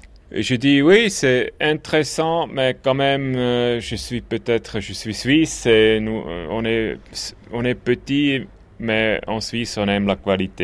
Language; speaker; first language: French; non-native, local second language; German